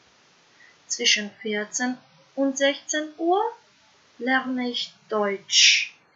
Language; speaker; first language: German; non-native, fluent; Macedonian